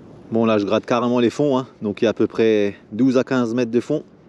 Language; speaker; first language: French; native; French